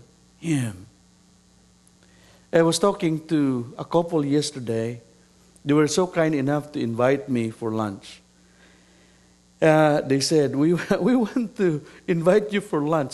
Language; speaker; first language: English; non-native, local second language; Cebuano